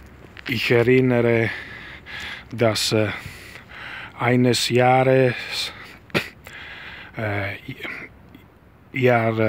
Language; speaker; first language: German; non-native, learner; Italian